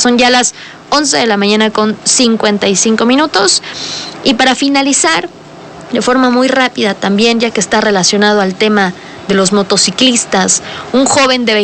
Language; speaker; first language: Spanish; native; Spanish